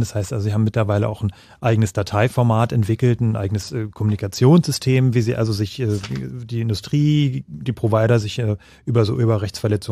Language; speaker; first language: German; native; German